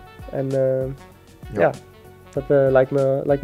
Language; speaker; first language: Dutch; non-native, fluent; Danish